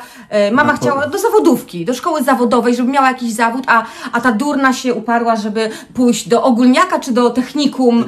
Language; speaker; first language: Polish; native; Polish